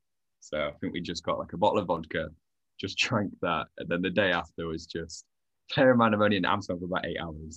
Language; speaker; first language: English; native; English